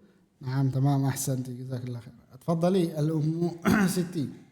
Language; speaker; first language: Arabic; non-native, fluent; Indonesian